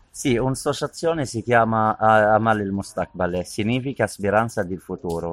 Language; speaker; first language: Italian; non-native, learner; Arabic